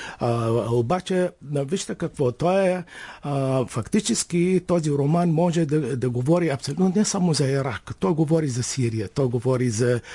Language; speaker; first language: Bulgarian; non-native, fluent; Arabic